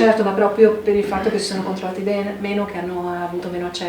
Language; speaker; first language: Italian; native; Italian